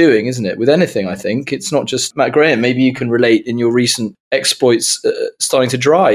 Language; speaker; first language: English; native; English